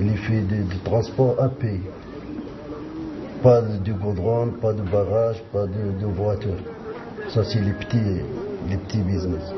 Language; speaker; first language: French; non-native, learner; Arabic